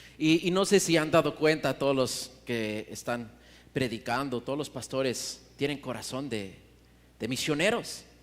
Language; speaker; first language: Spanish; early bilingual, heritage; Spanish